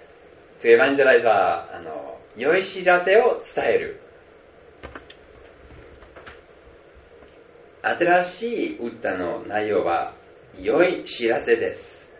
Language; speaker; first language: Japanese; non-native, fluent; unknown